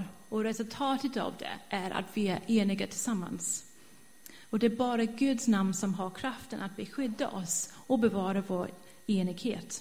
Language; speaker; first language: Swedish; non-native, fluent; English